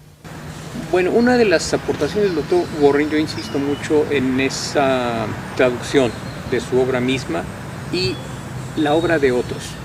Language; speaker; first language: Spanish; native; Spanish